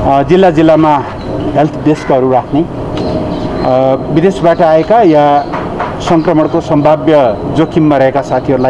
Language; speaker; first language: Nepali; native; Nepali